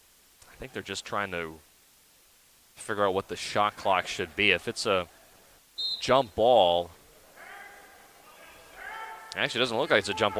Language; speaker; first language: English; native; English